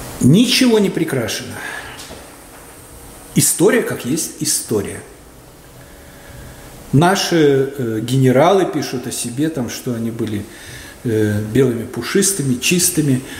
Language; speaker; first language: Russian; native; Russian